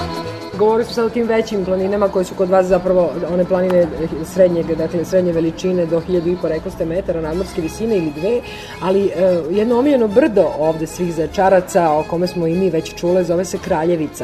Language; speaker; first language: Serbian; native; Serbian